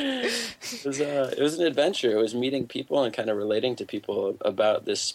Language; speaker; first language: English; native; English